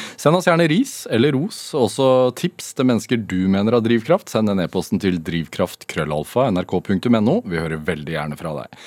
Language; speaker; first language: Norwegian; native; Norwegian